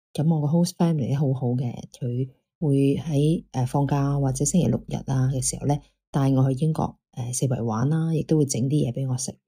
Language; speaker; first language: Cantonese; native; Cantonese